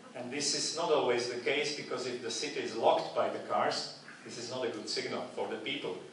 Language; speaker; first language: English; non-native, fluent; Slovak